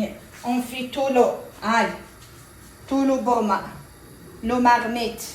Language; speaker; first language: French; non-native, local second language; Arabic